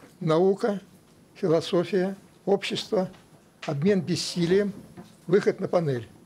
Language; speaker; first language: Russian; native; Russian